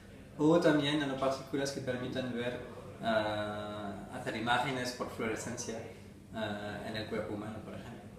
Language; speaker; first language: Spanish; non-native, fluent; French